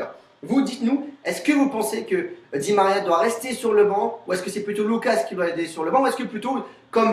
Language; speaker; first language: French; native; French